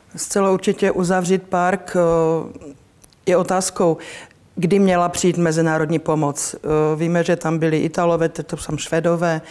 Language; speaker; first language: Czech; native; Czech